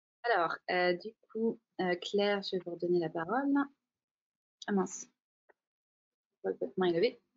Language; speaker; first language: French; native; French